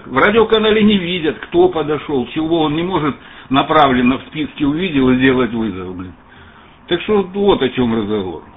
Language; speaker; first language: Russian; native; Russian